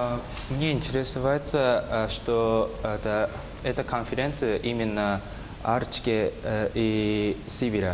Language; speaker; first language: Russian; non-native, learner; Japanese